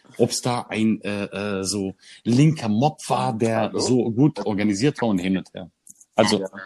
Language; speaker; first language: German; early bilingual, other home language; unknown